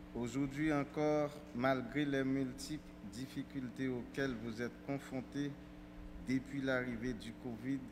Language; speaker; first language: French; native; French